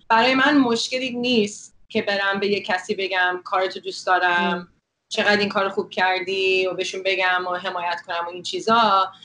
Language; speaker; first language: Persian; early bilingual, heritage; Persian